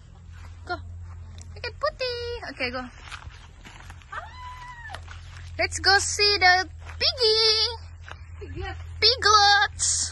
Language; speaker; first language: English; non-native, learner; Malay